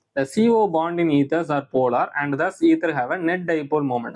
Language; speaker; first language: English; non-native, local second language; Tamil